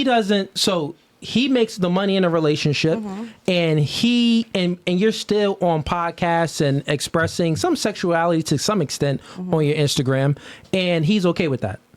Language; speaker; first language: English; native; English